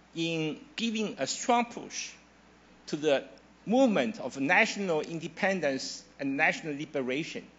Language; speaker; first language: English; non-native, fluent; Chinese